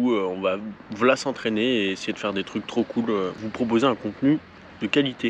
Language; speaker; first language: French; native; French